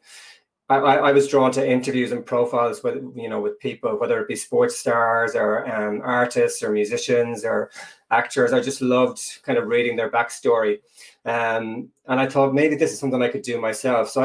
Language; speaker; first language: English; native; English